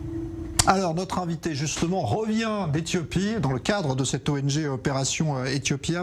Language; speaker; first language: French; native; French